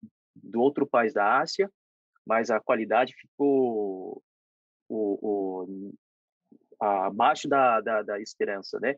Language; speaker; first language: Portuguese; non-native, fluent; Korean